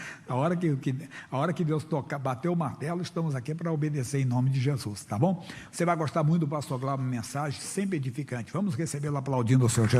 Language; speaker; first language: Portuguese; native; Portuguese